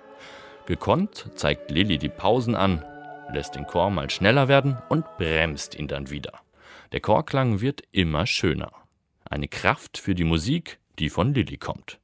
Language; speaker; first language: German; native; German